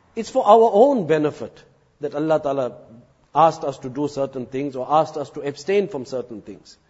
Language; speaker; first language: English; native; English